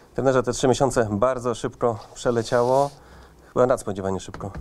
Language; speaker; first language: Polish; native; Polish